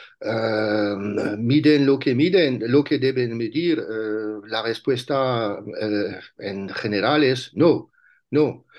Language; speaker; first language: Spanish; non-native, fluent; French